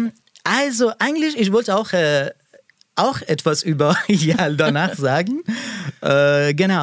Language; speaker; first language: German; non-native, learner; Persian